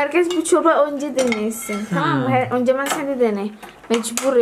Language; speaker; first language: Turkish; non-native, learner; Indonesian